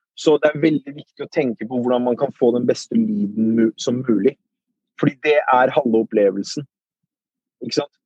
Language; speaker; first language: Norwegian; early bilingual, other home language; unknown